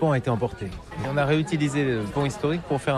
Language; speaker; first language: French; native; French